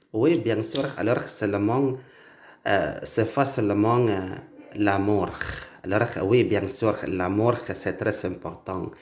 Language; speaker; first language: French; non-native, learner; Indonesian